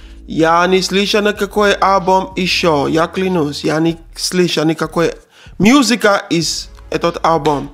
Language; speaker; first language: Russian; non-native, learner; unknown